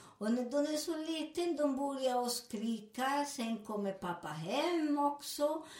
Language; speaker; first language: Swedish; non-native, learner; Spanish